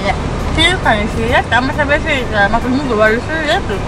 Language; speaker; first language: Japanese; native; Japanese